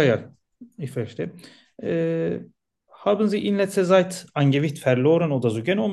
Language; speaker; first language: German; non-native, learner; Turkish